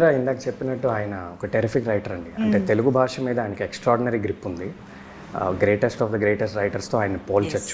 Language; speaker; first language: Telugu; native; Telugu